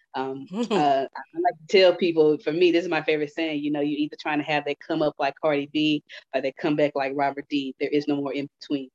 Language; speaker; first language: English; native; English